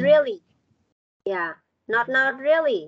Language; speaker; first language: English; non-native, learner; Vietnamese